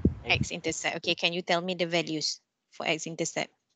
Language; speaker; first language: English; non-native, local second language; Malay